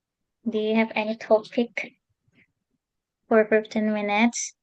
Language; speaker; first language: English; non-native, fluent; Indonesian